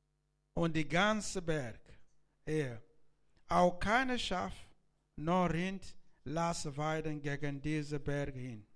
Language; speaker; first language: German; non-native, learner; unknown